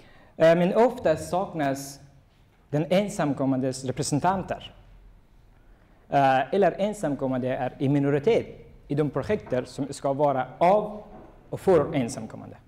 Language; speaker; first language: Swedish; non-native, fluent; Persian